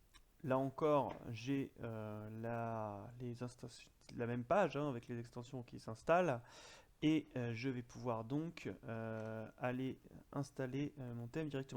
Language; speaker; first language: French; native; French